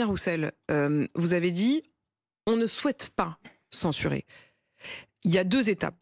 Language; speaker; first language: French; native; French